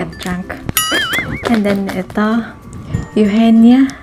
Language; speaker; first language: English; non-native, local second language; Filipino